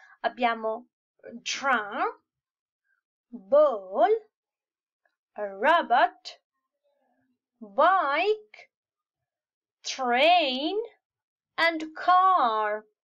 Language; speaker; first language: English; non-native, fluent; Italian